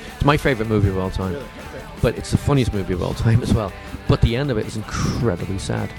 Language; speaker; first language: English; native; English